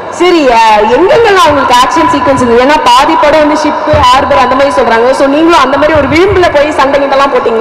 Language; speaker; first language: Tamil; native; Tamil